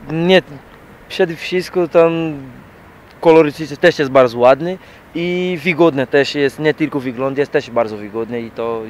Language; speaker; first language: Polish; non-native, learner; Portuguese